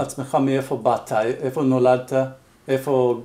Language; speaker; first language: Hebrew; non-native, fluent; English